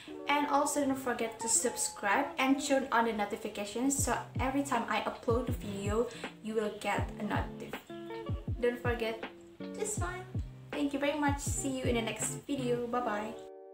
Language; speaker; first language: English; non-native, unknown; Indonesian